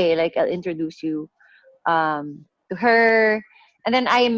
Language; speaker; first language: English; non-native, local second language; Hiligaynon